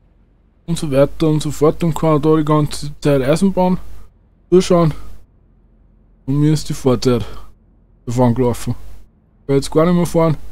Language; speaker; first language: German; native; German